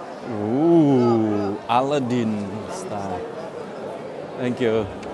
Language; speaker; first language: English; non-native, fluent; Indonesian